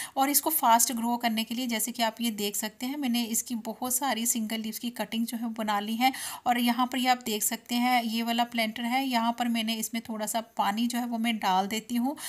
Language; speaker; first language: Hindi; non-native, local second language; Punjabi